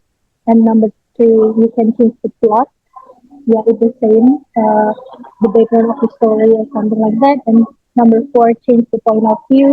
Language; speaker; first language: English; non-native, learner; Indonesian